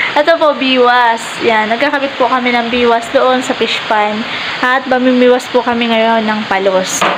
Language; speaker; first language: Filipino; native; Filipino